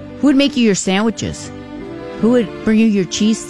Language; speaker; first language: English; native; English